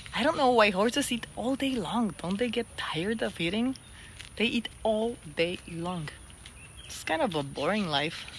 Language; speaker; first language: English; non-native, fluent; Spanish